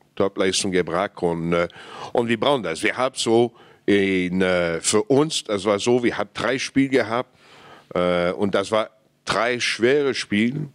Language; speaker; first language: German; non-native, fluent; English